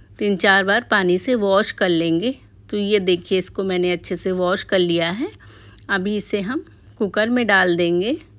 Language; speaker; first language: Hindi; native; Hindi